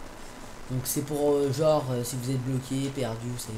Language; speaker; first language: French; native; French